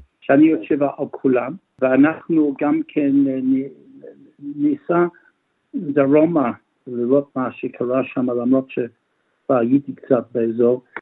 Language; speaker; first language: Hebrew; non-native, fluent; English